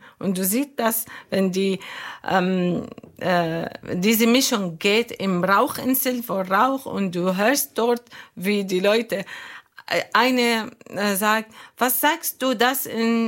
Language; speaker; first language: German; non-native, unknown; Arabic